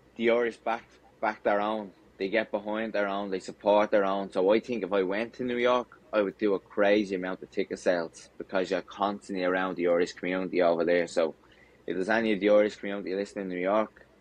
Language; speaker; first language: English; native; English